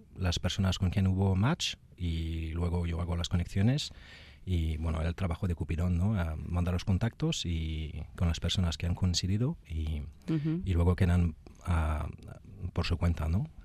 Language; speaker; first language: Spanish; non-native, fluent; French